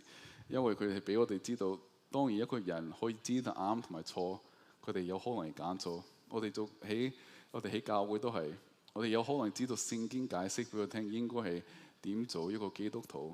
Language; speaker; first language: Cantonese; early bilingual, heritage; Cantonese